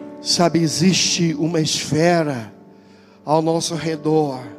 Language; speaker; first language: Portuguese; non-native, fluent; English